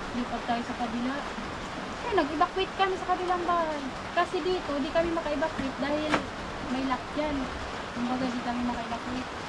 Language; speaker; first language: Filipino; non-native, local second language; Masbatenyo